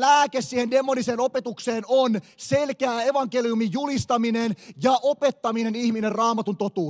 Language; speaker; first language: Finnish; native; Finnish